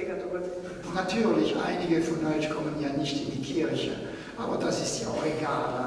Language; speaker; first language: German; non-native, fluent; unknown